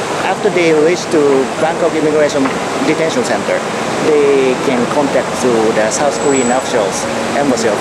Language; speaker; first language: English; non-native, fluent; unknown